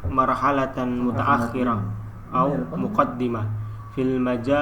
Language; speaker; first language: Arabic; non-native, learner; Indonesian